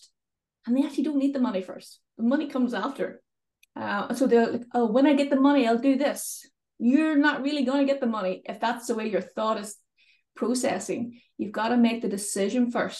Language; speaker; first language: English; native; English